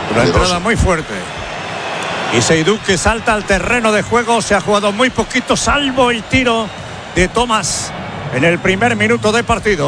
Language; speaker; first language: Spanish; native; Spanish